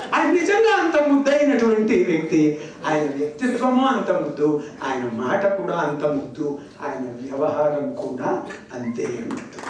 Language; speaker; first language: Telugu; non-native, local second language; Kannada